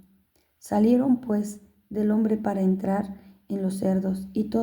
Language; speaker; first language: Spanish; native; Spanish